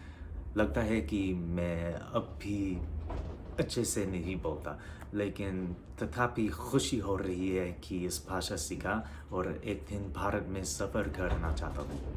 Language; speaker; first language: Hindi; non-native, learner; English